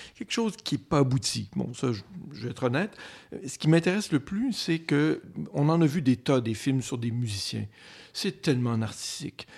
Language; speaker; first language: French; native; French